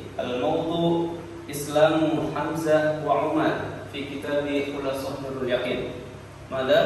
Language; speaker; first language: Arabic; non-native, learner; Indonesian